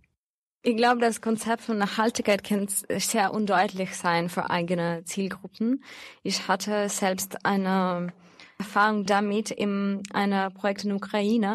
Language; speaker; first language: German; non-native, fluent; Russian